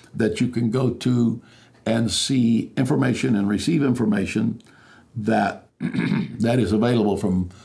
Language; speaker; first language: English; native; English